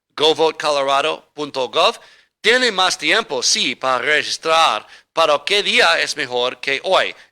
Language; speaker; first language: Spanish; non-native, learner; English